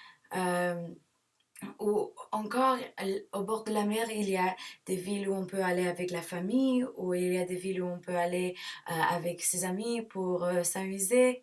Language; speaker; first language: French; non-native, learner; English